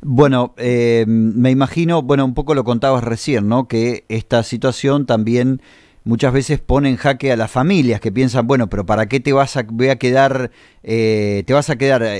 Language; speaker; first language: Spanish; native; Spanish